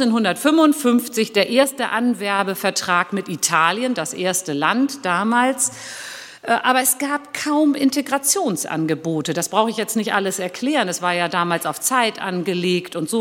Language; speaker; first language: German; early bilingual, other home language; Turkish